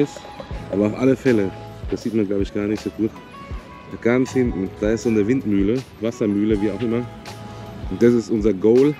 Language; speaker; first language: German; native; German